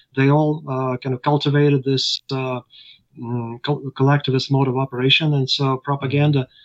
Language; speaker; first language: English; non-native, fluent; Ukrainian